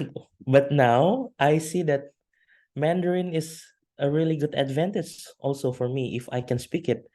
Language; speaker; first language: English; non-native, fluent; Indonesian